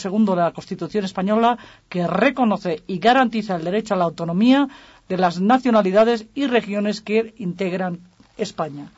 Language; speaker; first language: Spanish; native; Spanish